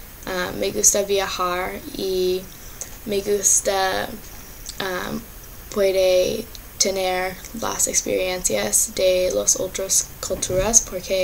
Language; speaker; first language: Spanish; non-native, learner; English